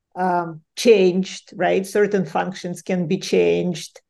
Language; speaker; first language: English; non-native, fluent; Ukrainian